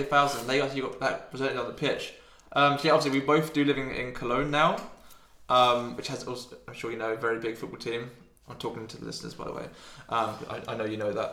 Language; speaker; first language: English; native; English